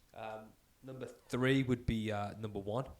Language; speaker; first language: English; native; English